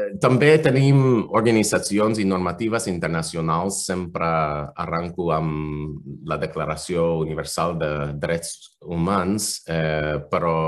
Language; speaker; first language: Catalan; non-native, fluent; English